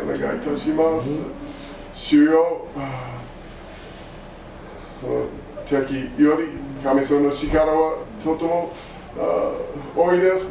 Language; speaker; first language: Japanese; non-native, learner; English